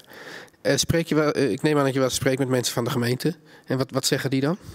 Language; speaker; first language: Dutch; native; Dutch